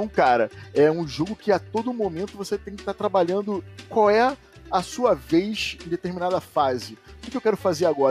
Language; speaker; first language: Portuguese; native; Portuguese